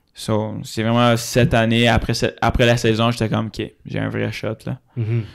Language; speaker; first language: French; native; French